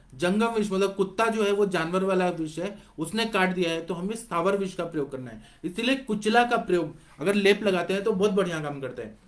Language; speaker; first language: Hindi; non-native, local second language; Marathi